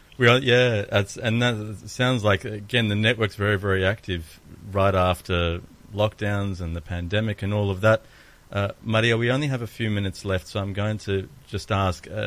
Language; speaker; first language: English; early bilingual, other home language; Greek